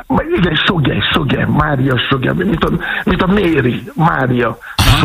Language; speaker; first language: Hungarian; non-native, fluent; Yoruba